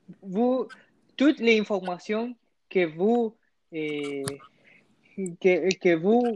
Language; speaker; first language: French; non-native, learner; Spanish